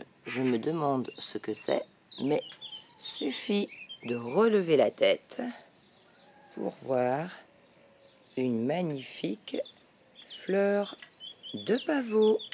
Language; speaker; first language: French; native; French